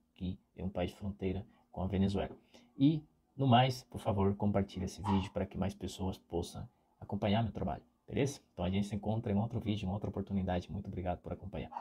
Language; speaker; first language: Portuguese; non-native, fluent; Spanish